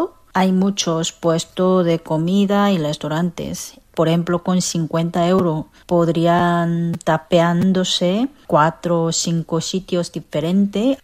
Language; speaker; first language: Spanish; non-native, fluent; Korean